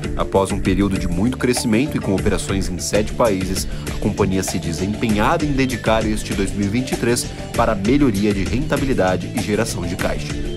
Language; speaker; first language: Portuguese; native; Portuguese